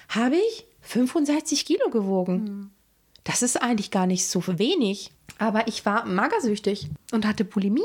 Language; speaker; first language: German; non-native, fluent; Italian